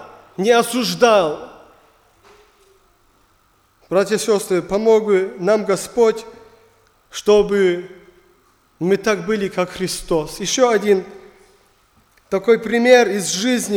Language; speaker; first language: Russian; non-native, learner; German